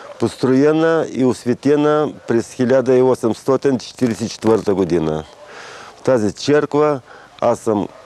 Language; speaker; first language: Bulgarian; native; Bulgarian